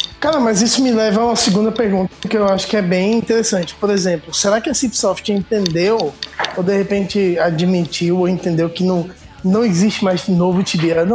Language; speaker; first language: Portuguese; native; Portuguese